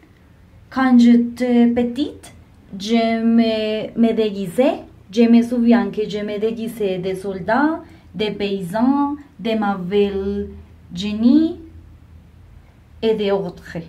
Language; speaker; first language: French; non-native, learner; Spanish